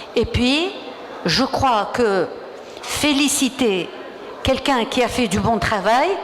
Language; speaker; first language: French; non-native, local second language; Arabic